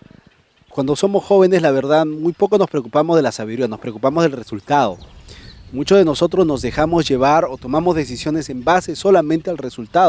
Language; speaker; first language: Spanish; native; Spanish